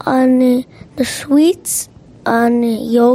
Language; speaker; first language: Nepali; early bilingual, heritage; Nepali